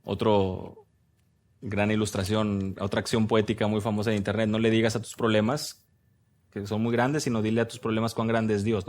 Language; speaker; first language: Spanish; native; Spanish